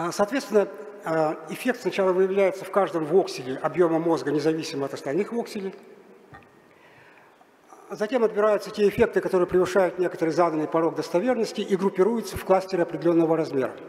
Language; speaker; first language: Russian; native; Russian